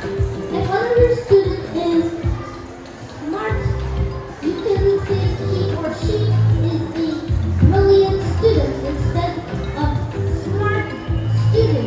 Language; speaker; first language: English; non-native, learner; Indonesian